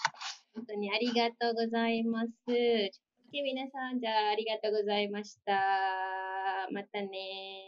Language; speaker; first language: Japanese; non-native, fluent; Malay